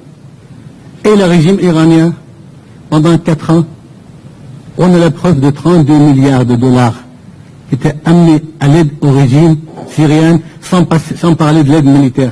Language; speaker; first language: French; non-native, fluent; Persian